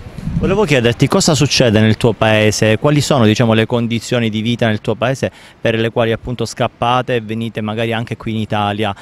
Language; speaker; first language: Italian; native; Italian